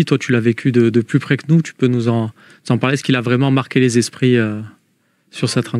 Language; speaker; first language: French; native; French